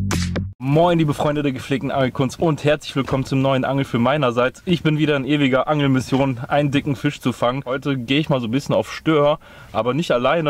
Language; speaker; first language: German; native; German